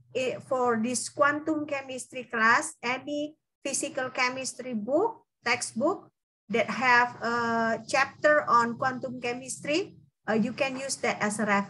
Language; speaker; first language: English; non-native, fluent; Indonesian